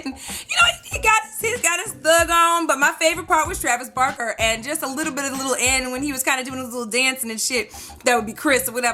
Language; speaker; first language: English; native; English